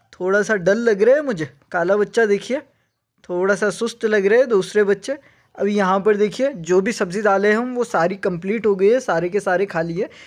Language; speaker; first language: Hindi; non-native, local second language; Urdu